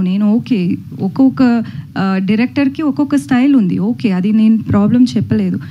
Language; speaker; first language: Telugu; non-native, learner; Tamil